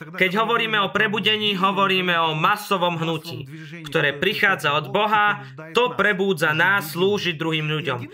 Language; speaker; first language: Slovak; non-native, fluent; Russian